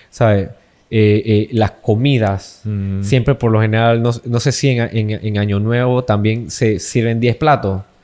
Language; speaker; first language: Spanish; native; Spanish